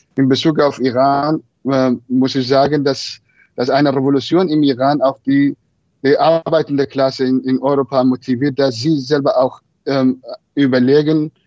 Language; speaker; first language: German; non-native, fluent; Persian